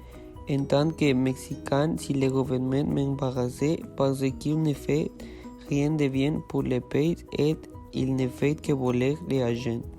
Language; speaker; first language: French; non-native, learner; Spanish